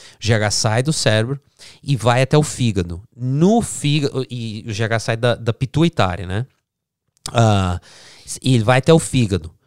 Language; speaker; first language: Portuguese; early bilingual, heritage; English